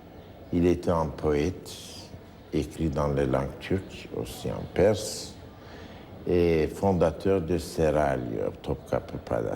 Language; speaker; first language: French; non-native, fluent; Turkish